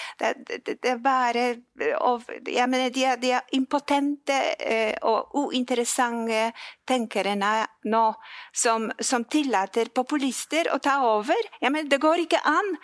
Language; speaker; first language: Norwegian; non-native, fluent; Polish